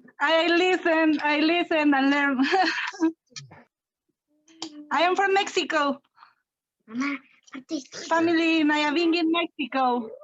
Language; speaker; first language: English; non-native, learner; Spanish